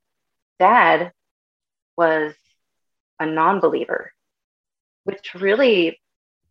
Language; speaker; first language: English; native; English